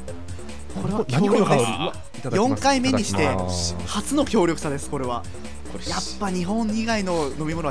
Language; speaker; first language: Japanese; native; Japanese